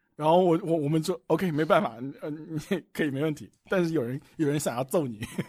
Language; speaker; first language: Chinese; native; Chinese